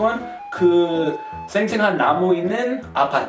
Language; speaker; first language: Korean; non-native, fluent; English